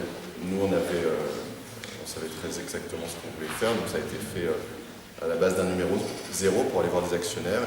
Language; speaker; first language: French; native; French